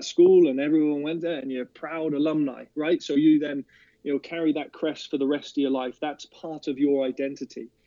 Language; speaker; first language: English; native; English